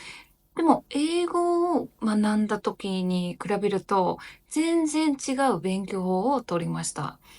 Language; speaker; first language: Japanese; non-native, learner; Chinese